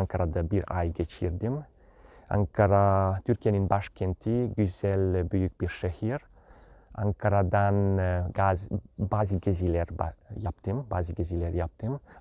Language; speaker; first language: Turkish; non-native, learner; Hungarian